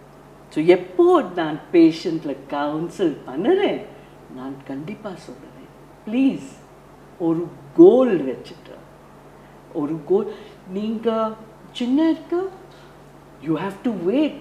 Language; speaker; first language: Tamil; non-native, learner; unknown